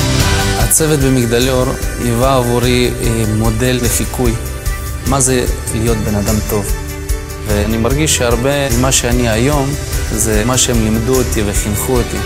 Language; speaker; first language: Hebrew; non-native, fluent; Russian